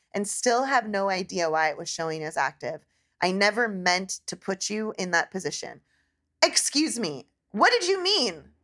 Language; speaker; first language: English; native; English